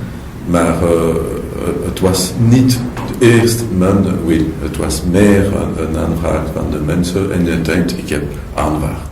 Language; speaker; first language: Dutch; non-native, local second language; French